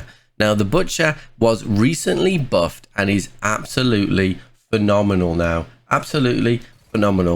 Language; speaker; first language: English; native; English